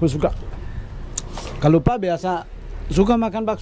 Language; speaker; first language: Indonesian; non-native, learner; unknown